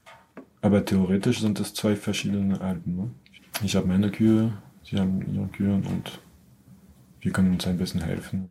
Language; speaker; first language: German; non-native, fluent; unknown